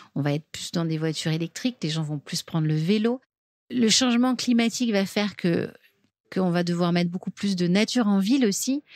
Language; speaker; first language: French; native; French